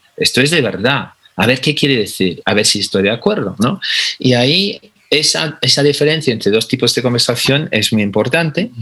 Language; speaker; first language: Spanish; non-native, fluent; English